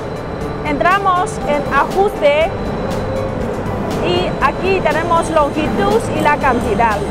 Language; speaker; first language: Spanish; non-native, learner; Chinese